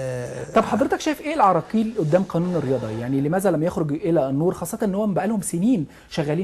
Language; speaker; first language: Arabic; native; Arabic